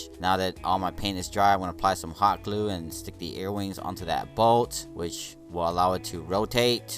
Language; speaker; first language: English; native; English